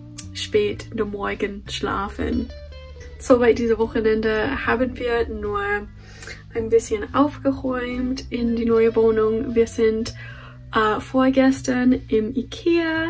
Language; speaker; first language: German; non-native, fluent; English